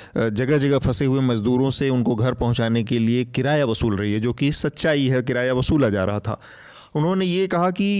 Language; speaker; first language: Hindi; native; Hindi